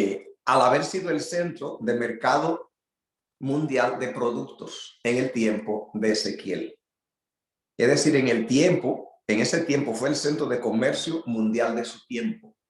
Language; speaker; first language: Spanish; native; Spanish